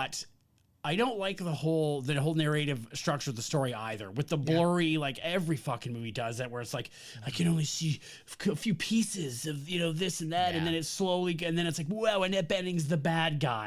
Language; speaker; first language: English; native; English